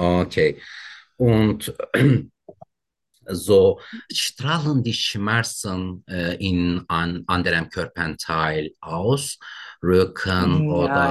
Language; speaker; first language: German; non-native, learner; Turkish